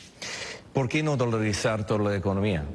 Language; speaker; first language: Spanish; non-native, fluent; English